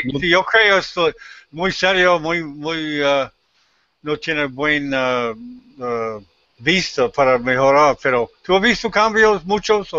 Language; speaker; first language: Spanish; non-native, learner; English